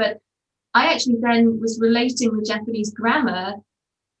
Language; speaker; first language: English; native; English